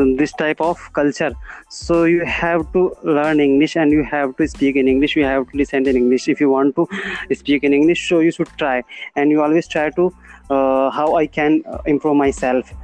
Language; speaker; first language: English; non-native, learner; Hindi